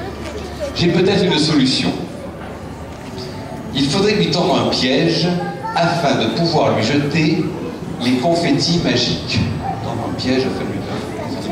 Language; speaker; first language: French; native; French